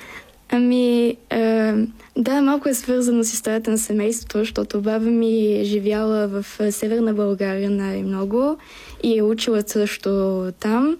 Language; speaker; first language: Bulgarian; early bilingual, heritage; Bulgarian